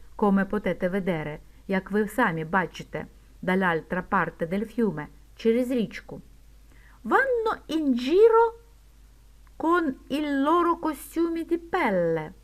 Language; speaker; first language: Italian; non-native, fluent; Ukrainian